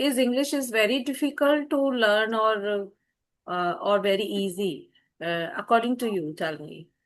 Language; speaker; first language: English; non-native, fluent; Hindi